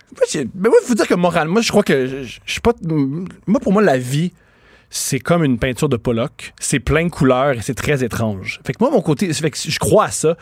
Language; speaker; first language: French; native; French